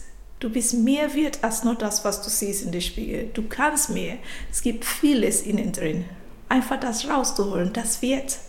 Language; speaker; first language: German; non-native, fluent; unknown